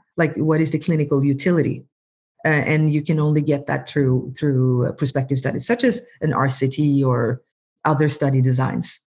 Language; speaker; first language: English; non-native, fluent; Norwegian